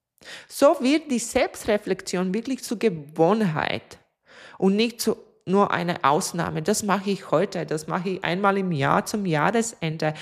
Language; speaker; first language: German; non-native, fluent; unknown